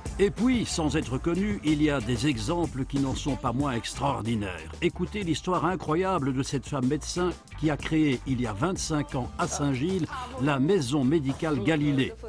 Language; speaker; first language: French; native; French